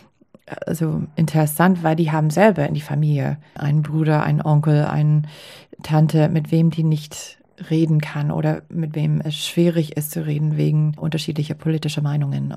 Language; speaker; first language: German; non-native, fluent; English